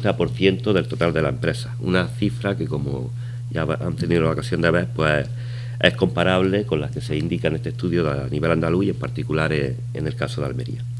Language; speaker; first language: Spanish; native; Spanish